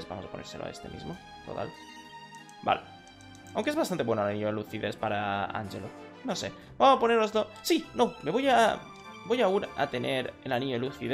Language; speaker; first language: Spanish; native; Spanish